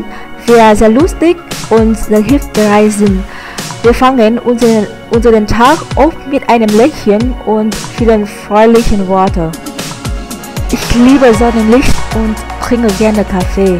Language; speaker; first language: German; non-native, fluent; Vietnamese